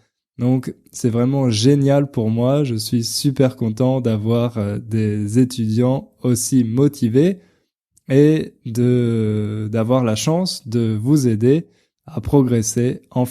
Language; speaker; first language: French; native; French